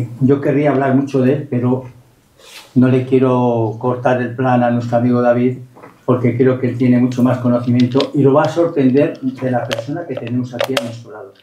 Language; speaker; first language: Spanish; native; Spanish